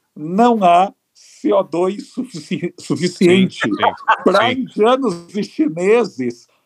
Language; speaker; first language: Portuguese; native; Portuguese